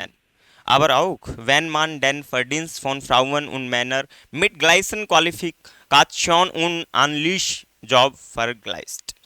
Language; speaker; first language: German; non-native, fluent; Hindi